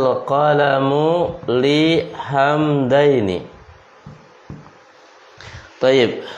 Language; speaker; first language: Arabic; non-native, fluent; Indonesian